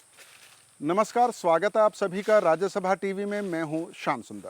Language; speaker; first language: Hindi; native; Hindi